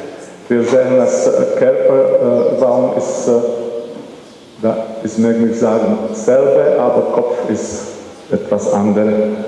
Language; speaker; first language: German; non-native, learner; Czech